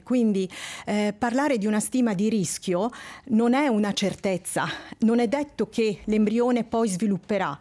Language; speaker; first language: Italian; native; Italian